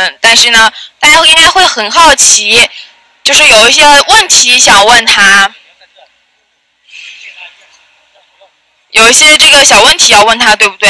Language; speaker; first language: Chinese; native; Chinese